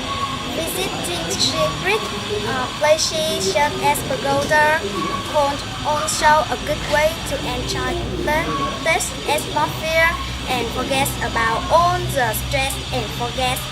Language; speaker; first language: English; non-native, learner; Vietnamese